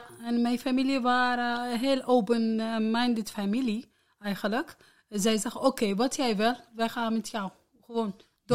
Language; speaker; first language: Dutch; non-native, learner; Arabic